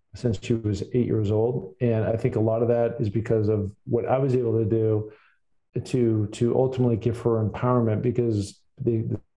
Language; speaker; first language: English; native; English